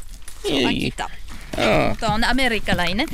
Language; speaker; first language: Finnish; non-native, learner; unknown